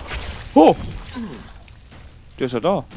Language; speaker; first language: German; native; German